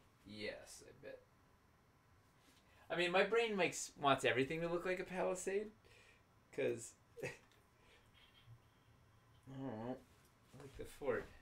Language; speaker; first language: English; native; English